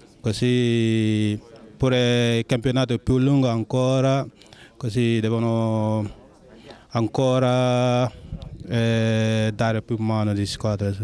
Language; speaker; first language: Italian; non-native, learner; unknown